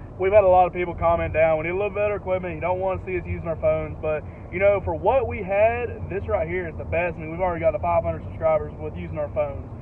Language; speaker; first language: English; native; English